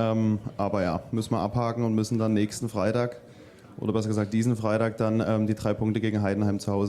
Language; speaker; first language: German; native; German